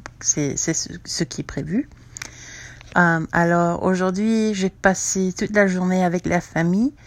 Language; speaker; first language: French; non-native, fluent; English